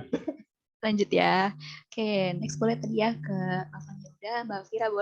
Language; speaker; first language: Indonesian; native; Indonesian